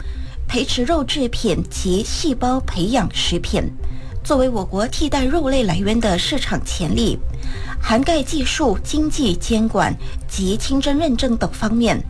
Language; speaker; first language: Chinese; native; Chinese